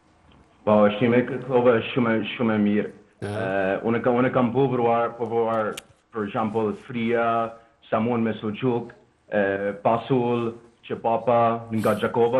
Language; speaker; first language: Albanian; non-native, learner; Danish